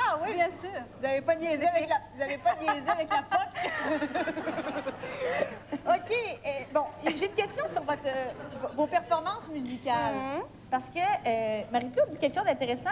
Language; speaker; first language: French; native; French